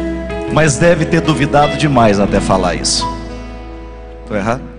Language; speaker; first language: Portuguese; native; Portuguese